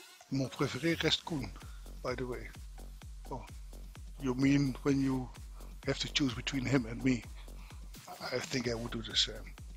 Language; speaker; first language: English; non-native, fluent; Dutch